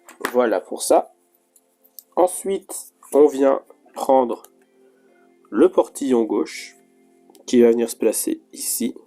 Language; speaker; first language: French; native; French